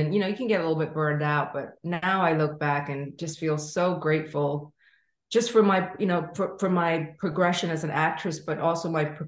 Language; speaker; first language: English; native; English